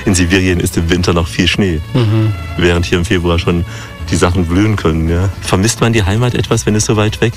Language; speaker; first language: German; native; German